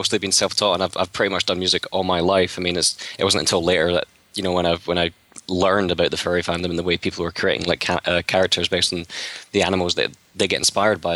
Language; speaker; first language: English; native; English